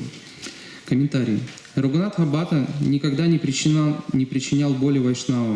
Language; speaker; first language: Russian; native; Russian